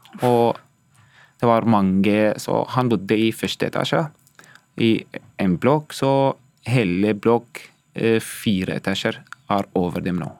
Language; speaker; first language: Norwegian; non-native, learner; Arabic